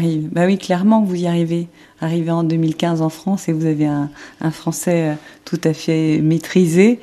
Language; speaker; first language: French; native; French